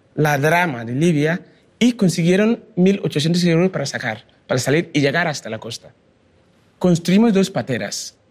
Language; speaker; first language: Spanish; non-native, fluent; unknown